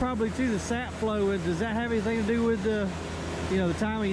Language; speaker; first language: English; native; English